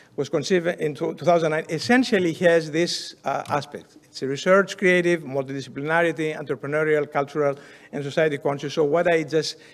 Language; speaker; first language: English; non-native, fluent; Greek